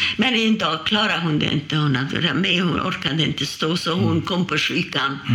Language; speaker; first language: Swedish; non-native, fluent; Hungarian